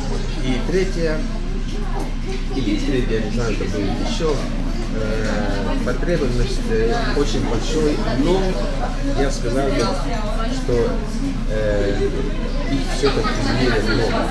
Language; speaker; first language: Russian; non-native, fluent; Estonian